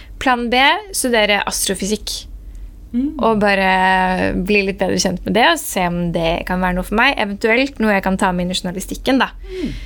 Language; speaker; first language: Norwegian; early bilingual, other home language; Persian